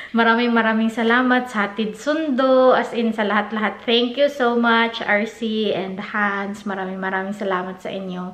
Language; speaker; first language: Filipino; non-native, local second language; Cebuano